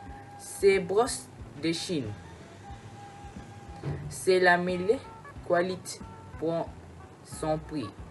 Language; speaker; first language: French; non-native, learner; Malay